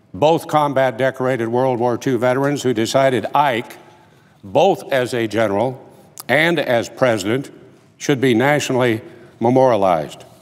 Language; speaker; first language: English; native; English